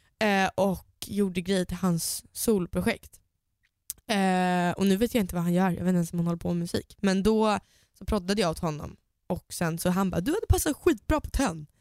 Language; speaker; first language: Swedish; native; Swedish